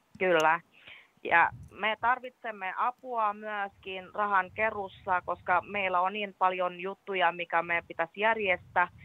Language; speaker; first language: Finnish; non-native, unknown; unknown